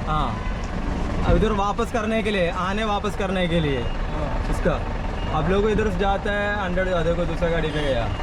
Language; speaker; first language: Hindi; non-native, local second language; Malayalam